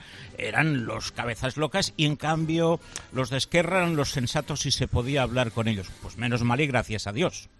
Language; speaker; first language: Spanish; native; Spanish